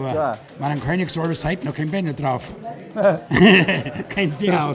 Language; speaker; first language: German; native; German